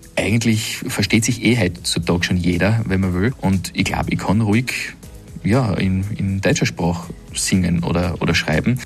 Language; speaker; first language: German; native; German